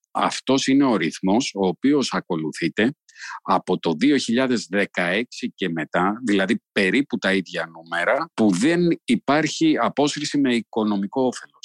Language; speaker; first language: Greek; native; Greek